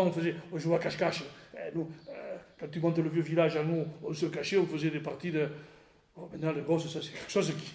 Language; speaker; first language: French; native; French